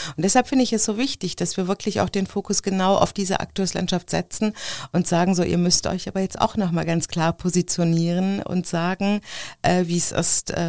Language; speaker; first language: German; early bilingual, other home language; Turkish